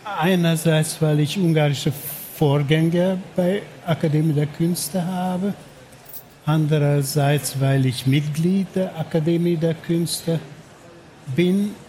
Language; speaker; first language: German; non-native, fluent; Hungarian